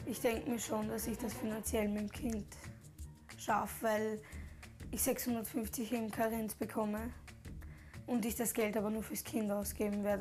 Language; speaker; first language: German; early bilingual, other home language; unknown